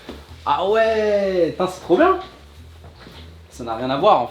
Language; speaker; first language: French; native; French